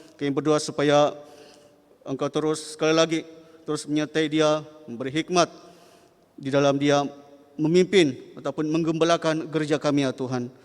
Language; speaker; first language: Malay; native; Malay